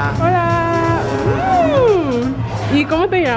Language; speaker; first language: Spanish; non-native, learner; English